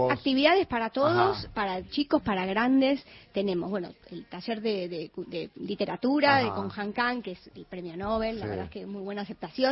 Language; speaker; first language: Spanish; native; Spanish